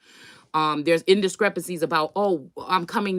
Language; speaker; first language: English; native; English